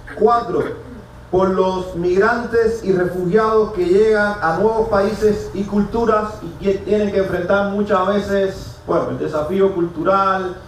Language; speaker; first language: Spanish; native; Spanish